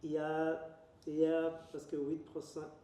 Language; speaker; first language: French; non-native, learner; Spanish